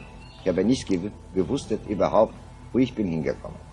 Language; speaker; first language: German; non-native, local second language; Yiddish